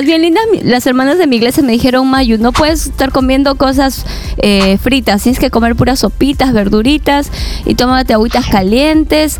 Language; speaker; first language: Spanish; native; Spanish